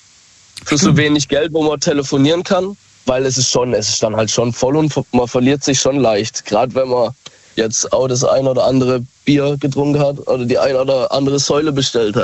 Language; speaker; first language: German; native; German